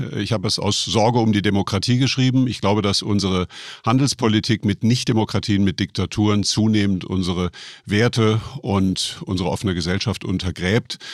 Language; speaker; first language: German; native; German